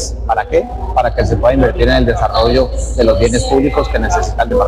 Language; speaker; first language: Spanish; native; Spanish